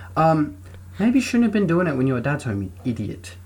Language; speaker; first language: English; native; English